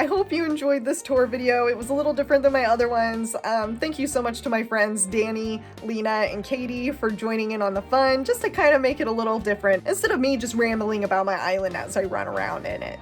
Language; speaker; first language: English; native; English